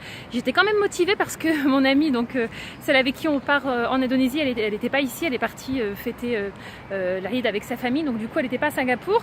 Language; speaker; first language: French; native; French